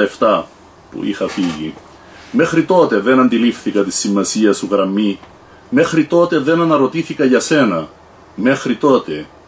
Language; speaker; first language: Greek; non-native, local second language; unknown